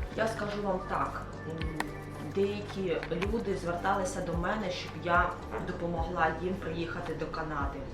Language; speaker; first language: Ukrainian; non-native, local second language; Russian